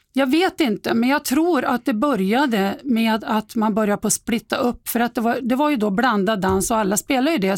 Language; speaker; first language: Swedish; native; Swedish